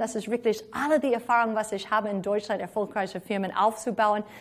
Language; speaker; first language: German; non-native, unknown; English